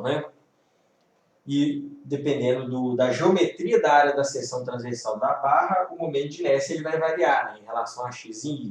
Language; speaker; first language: Portuguese; native; Portuguese